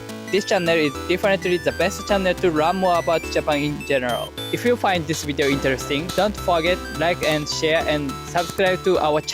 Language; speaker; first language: English; non-native, fluent; Japanese